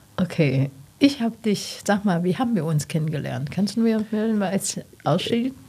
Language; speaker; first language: German; non-native, learner; Chinese